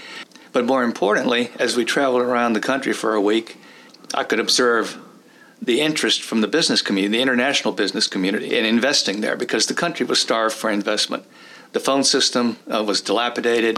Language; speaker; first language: English; early bilingual, other home language; Czech